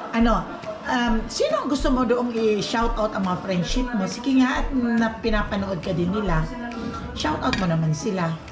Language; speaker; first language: Filipino; non-native, local second language; Cebuano